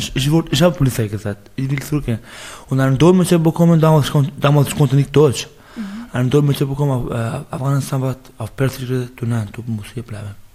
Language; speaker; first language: German; non-native, learner; Persian